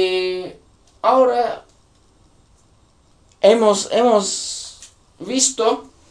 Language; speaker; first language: Spanish; non-native, learner; Turkish